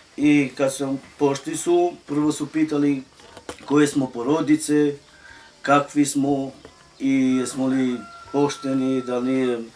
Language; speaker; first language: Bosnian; non-native, local second language; Romany